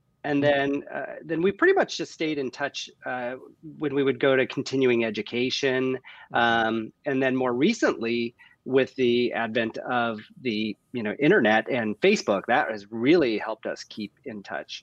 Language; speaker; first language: English; native; English